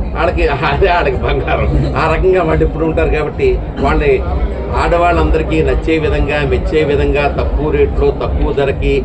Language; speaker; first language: Telugu; native; Telugu